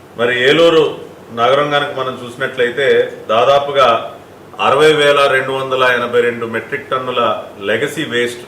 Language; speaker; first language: Telugu; native; Telugu